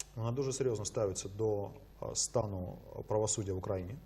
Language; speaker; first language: Ukrainian; non-native, fluent; Russian